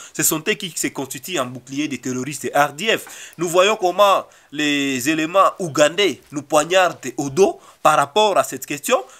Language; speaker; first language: French; non-native, local second language; Swahili